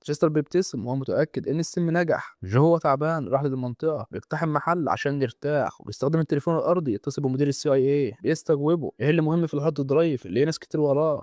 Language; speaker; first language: Arabic; native; Arabic